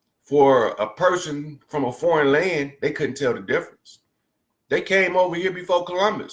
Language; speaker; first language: English; native; English